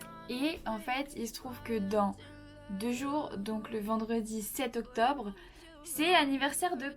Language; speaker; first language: French; native; French